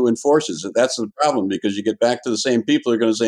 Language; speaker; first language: English; native; English